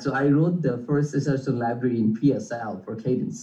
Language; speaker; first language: English; non-native, local second language; Assamese